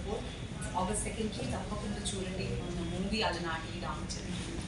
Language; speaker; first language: Telugu; non-native, learner; Bangla